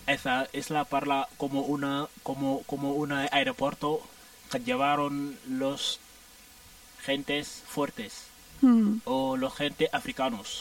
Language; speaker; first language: Spanish; non-native, learner; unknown